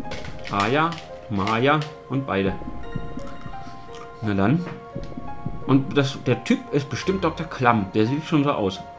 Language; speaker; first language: German; native; German